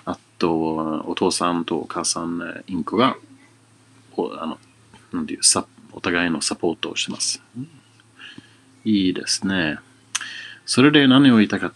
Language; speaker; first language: Japanese; non-native, fluent; Swedish